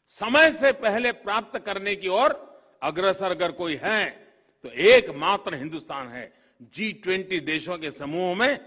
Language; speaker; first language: Hindi; non-native, local second language; Gujarati